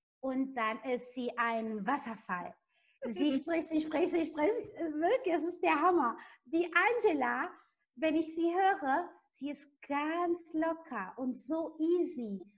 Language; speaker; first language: German; non-native, fluent; Italian